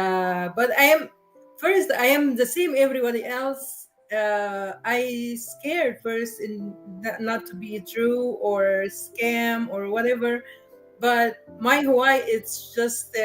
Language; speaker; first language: English; non-native, learner; Arabic